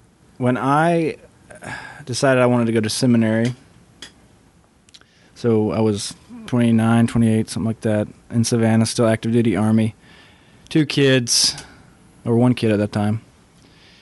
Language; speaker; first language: English; native; English